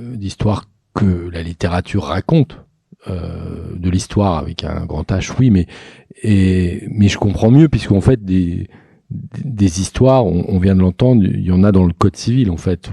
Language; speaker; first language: French; native; French